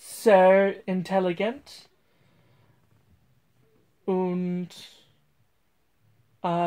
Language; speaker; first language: German; non-native, learner; English